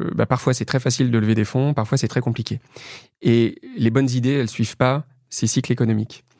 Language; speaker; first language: French; native; French